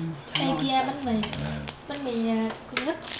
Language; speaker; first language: Korean; non-native, learner; Vietnamese